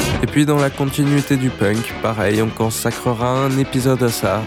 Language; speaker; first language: French; native; French